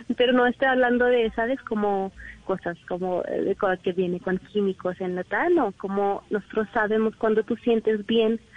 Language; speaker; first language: Spanish; non-native, learner; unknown